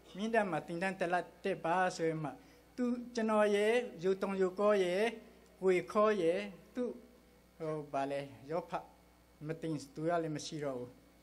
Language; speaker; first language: Burmese; non-native, local second language; Hakha Chin